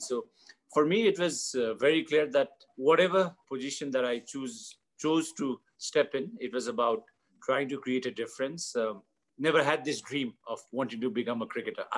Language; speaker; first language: English; non-native, local second language; Nepali